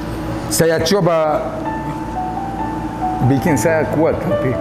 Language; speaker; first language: Indonesian; non-native, fluent; Serbian